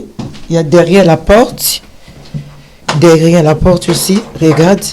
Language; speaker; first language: French; non-native, learner; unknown